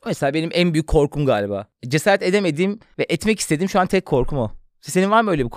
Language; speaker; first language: Turkish; native; Turkish